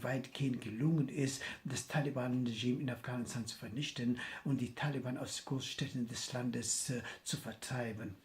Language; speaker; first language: German; non-native, fluent; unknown